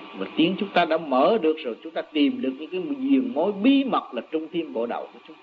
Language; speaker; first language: Vietnamese; native; Vietnamese